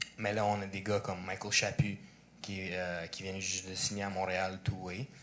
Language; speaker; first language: French; early bilingual, other home language; Russian